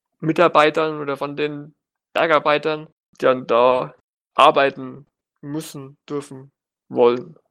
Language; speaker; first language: German; native; German